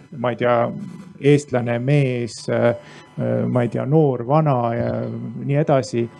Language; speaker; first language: Estonian; native; Estonian